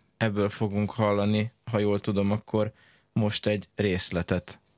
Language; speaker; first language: Hungarian; native; Hungarian